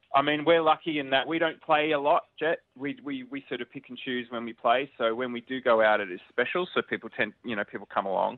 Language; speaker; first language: English; native; English